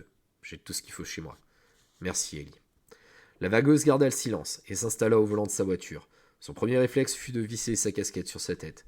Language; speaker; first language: French; native; French